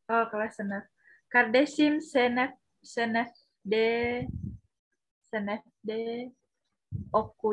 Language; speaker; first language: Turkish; non-native, learner; Indonesian